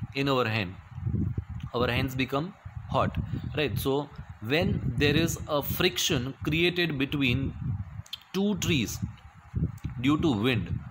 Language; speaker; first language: English; non-native, local second language; Gujarati